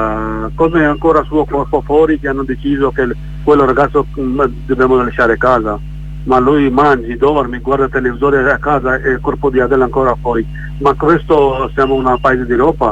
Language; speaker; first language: Italian; non-native, learner; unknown